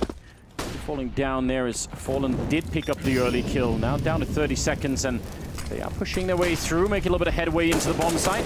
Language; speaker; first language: English; native; English